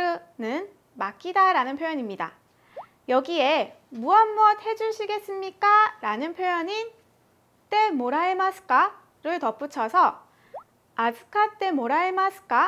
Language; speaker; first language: Korean; native; Korean